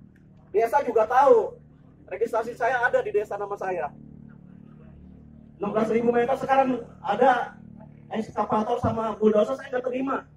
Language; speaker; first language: Indonesian; native; Indonesian